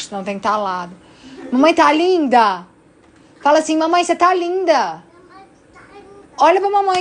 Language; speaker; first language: Portuguese; native; Portuguese